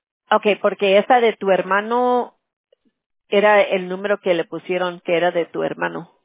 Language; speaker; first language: Spanish; early bilingual, heritage; Spanish